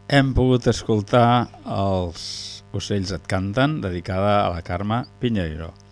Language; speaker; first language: Catalan; native; Catalan